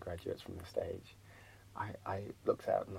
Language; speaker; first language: English; native; English